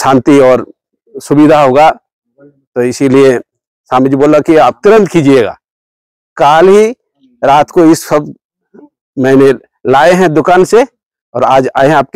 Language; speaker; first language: Hindi; non-native, local second language; Bangla